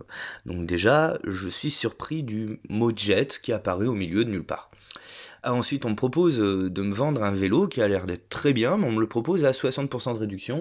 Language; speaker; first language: French; native; French